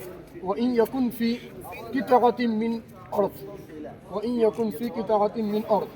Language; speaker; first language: Arabic; non-native, learner; Urdu